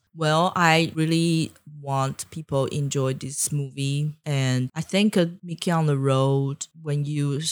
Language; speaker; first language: English; non-native, fluent; Chinese